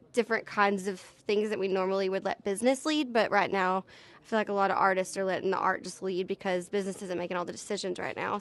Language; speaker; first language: English; native; English